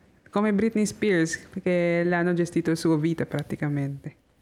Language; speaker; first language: Italian; non-native, learner; Filipino